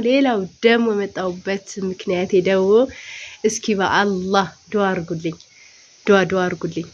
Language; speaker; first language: Amharic; non-native, local second language; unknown